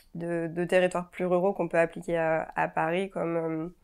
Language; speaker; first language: French; native; French